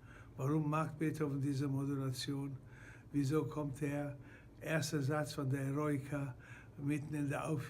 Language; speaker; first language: German; non-native, fluent; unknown